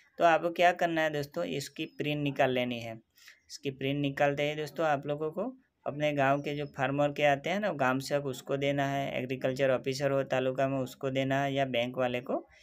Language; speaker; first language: Hindi; non-native, local second language; Gujarati